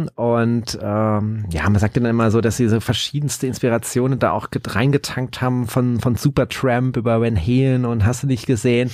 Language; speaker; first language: German; native; German